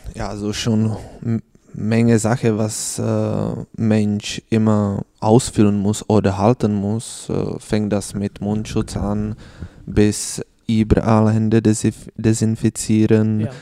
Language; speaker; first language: German; non-native, learner; Czech